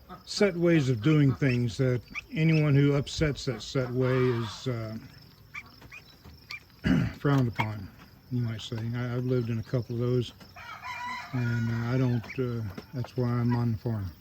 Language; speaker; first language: English; native; English